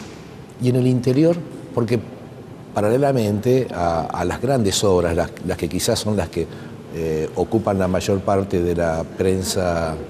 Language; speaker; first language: Spanish; native; Spanish